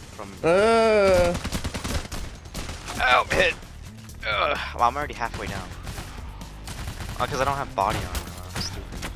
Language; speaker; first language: English; non-native, fluent; Swedish